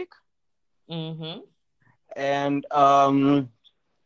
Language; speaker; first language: English; non-native, local second language; Swahili